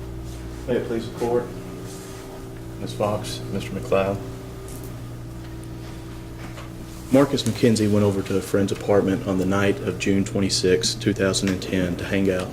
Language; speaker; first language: English; native; English